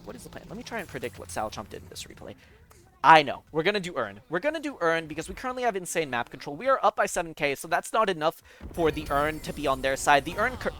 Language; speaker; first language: English; native; English